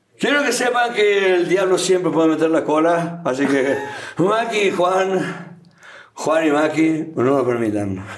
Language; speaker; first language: Spanish; native; Spanish